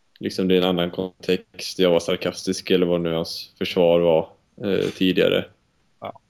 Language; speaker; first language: Swedish; native; Swedish